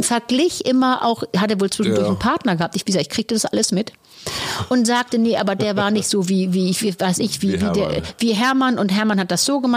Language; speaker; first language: German; native; German